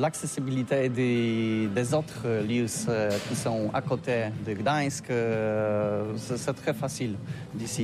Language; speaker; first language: French; non-native, learner; Polish